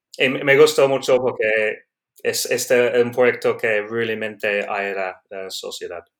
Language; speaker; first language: Spanish; non-native, learner; English